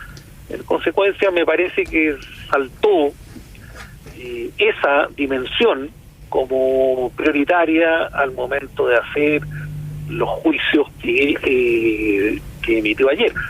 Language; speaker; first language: Spanish; native; Spanish